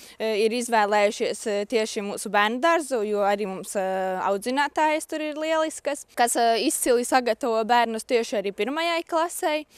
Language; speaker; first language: Latvian; native; Latvian